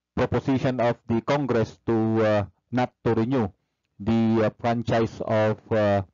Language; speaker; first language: English; non-native, local second language; Filipino